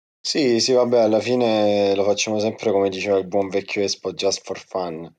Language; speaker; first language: Italian; native; Italian